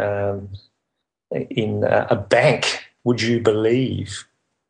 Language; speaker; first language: English; native; English